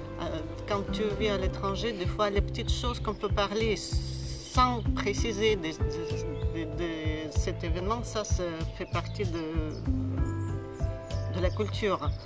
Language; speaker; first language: French; non-native, fluent; Russian